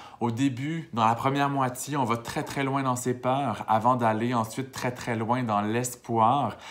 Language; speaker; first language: French; native; French